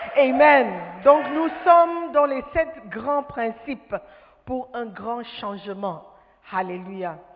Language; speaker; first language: French; non-native, fluent; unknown